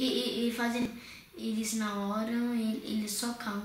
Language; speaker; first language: Portuguese; early bilingual, heritage; Portuguese